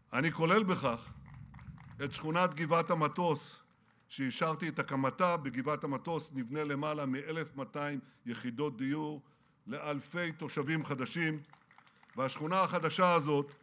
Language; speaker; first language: Hebrew; native; Hebrew